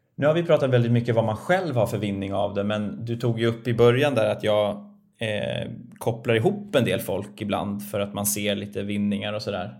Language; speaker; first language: Swedish; native; Swedish